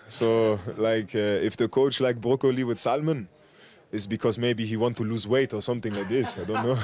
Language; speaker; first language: English; non-native, fluent; German